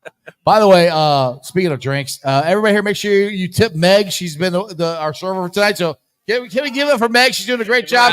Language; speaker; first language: English; native; English